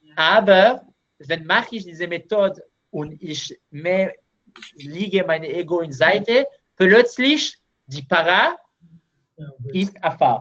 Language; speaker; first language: German; non-native, learner; Hebrew